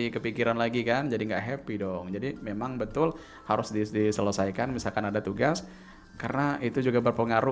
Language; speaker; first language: Indonesian; native; Indonesian